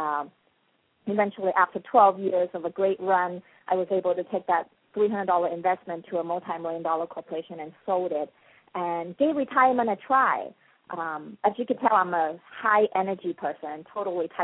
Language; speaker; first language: English; non-native, local second language; Cantonese